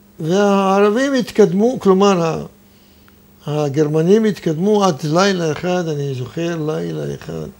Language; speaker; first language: Hebrew; non-native, fluent; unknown